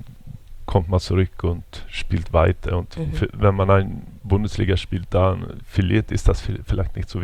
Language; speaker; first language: German; non-native, fluent; Swedish